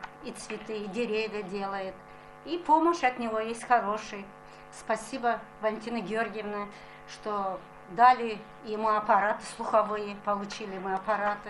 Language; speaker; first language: Russian; non-native, local second language; Gagauz